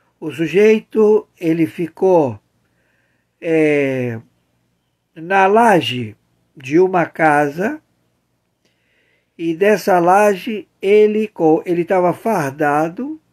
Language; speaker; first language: Portuguese; native; Portuguese